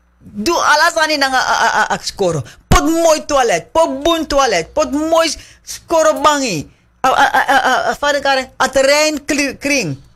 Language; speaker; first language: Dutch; native; Dutch